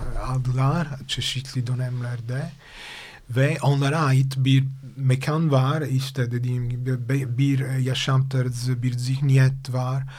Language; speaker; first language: Turkish; non-native, fluent; Italian